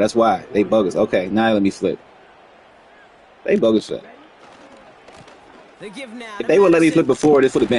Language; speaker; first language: English; native; English